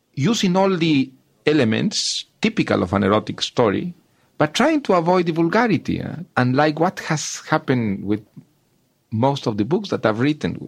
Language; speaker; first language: English; non-native, fluent; Spanish